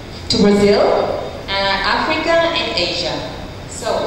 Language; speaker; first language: English; non-native, fluent; Portuguese